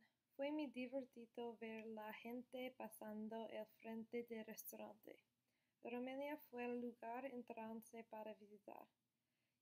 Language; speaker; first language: Spanish; non-native, learner; English